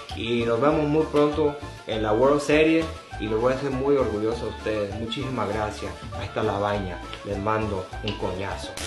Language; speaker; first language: Spanish; native; Spanish